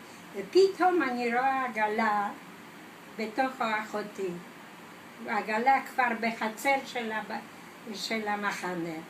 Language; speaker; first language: Hebrew; non-native, fluent; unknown